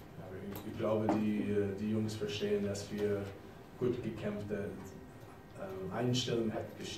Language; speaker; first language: German; non-native, fluent; English